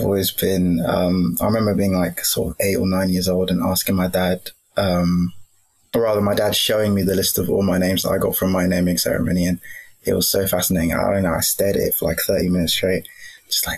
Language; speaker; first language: English; native; English